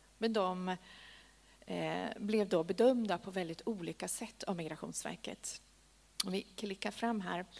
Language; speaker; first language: Swedish; native; Swedish